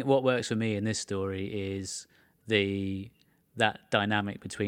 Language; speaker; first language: English; native; English